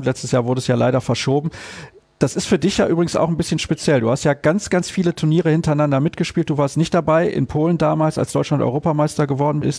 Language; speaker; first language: German; native; German